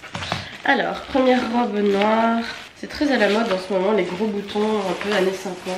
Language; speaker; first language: French; native; French